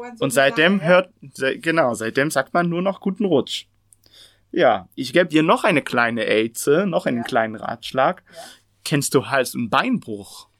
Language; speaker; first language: German; non-native, fluent; Hebrew